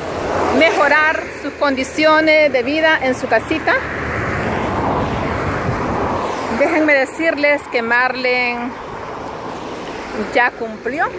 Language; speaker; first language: Spanish; native; Spanish